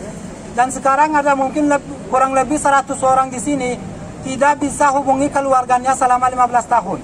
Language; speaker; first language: Indonesian; non-native, fluent; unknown